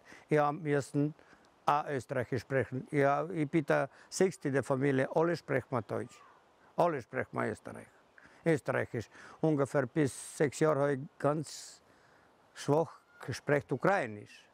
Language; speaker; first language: German; non-native, local second language; Ukrainian